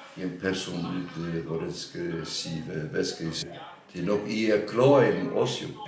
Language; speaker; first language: Danish; non-native, fluent; Turkish